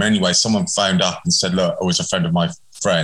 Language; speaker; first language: English; native; English